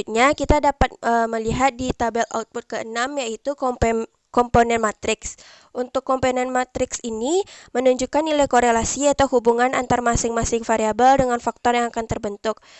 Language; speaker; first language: Indonesian; native; Indonesian